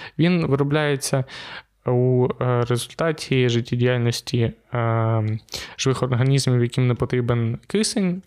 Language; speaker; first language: Ukrainian; native; Ukrainian